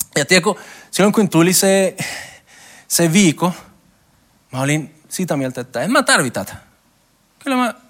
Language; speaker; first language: Finnish; non-native, learner; Spanish